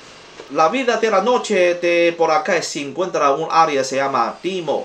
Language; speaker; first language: Spanish; non-native, learner; Chinese